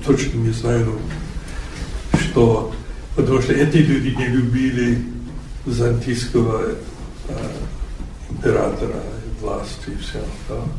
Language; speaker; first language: Russian; non-native, fluent; English